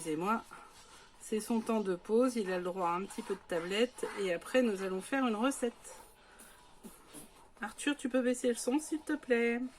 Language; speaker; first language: French; native; French